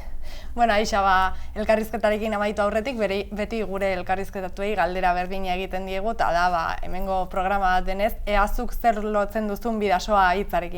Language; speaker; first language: Basque; native; Basque